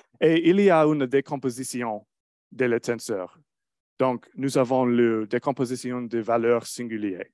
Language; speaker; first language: French; non-native, learner; English